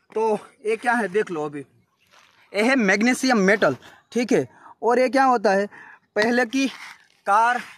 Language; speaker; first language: Hindi; non-native, local second language; Gujarati